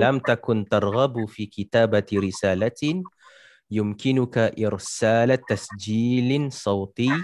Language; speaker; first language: Arabic; non-native, fluent; Malay